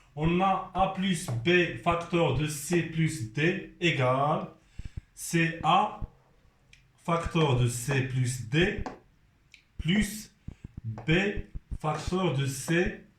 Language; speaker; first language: French; non-native, local second language; Arabic